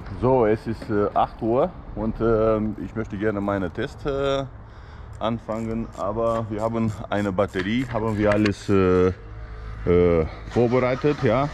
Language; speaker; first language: German; non-native, fluent; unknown